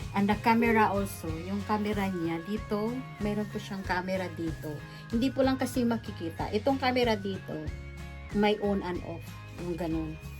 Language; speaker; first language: Filipino; native; Filipino